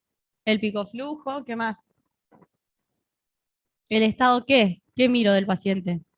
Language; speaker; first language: Spanish; native; Spanish